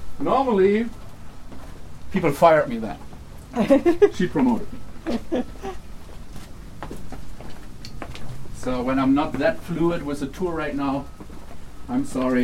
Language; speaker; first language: English; non-native, fluent; German